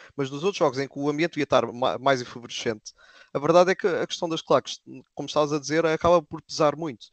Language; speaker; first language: Portuguese; native; Portuguese